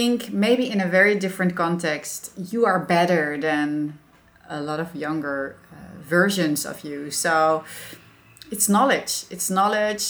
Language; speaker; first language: English; non-native, fluent; Dutch